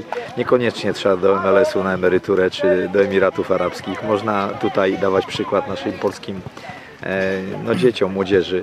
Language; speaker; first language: Polish; native; Polish